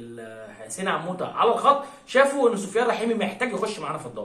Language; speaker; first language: Arabic; native; Arabic